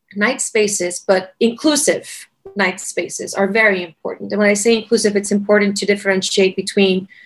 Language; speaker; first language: English; non-native, fluent; Spanish